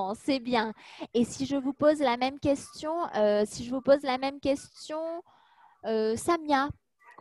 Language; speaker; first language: French; native; French